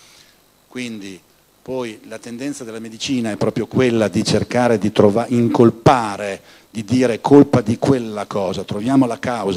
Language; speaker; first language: Italian; native; Italian